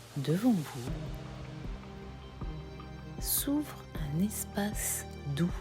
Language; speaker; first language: French; native; French